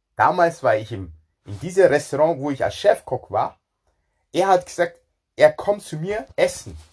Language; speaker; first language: German; non-native, fluent; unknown